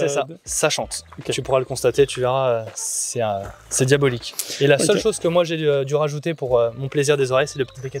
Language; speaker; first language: French; native; French